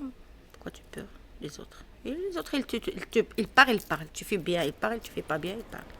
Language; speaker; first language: French; non-native, learner; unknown